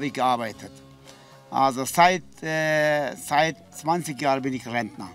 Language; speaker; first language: German; non-native, learner; Zaza